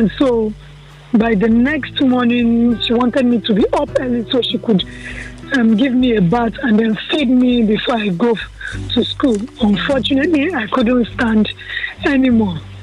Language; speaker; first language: English; non-native, local second language; Yoruba